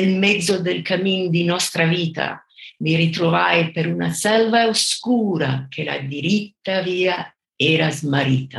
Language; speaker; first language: English; native; English